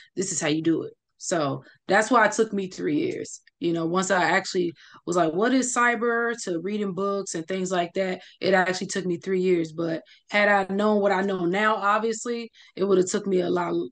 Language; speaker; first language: English; native; English